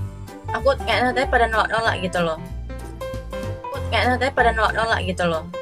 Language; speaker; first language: Indonesian; native; Indonesian